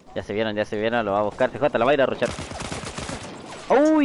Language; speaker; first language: Spanish; native; Spanish